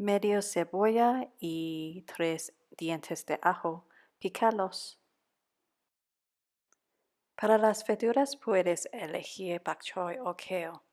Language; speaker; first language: Spanish; non-native, fluent; Cantonese